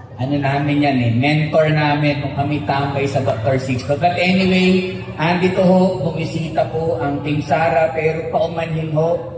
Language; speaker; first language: Filipino; native; Filipino